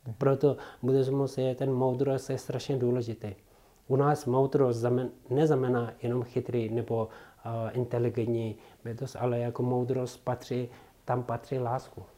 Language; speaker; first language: Czech; non-native, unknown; Tibetan